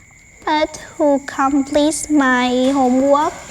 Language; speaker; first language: English; non-native, learner; Vietnamese